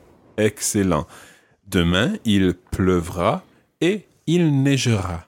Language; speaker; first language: French; non-native, fluent; English